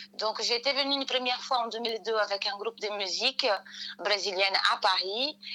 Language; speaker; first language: French; non-native, fluent; Portuguese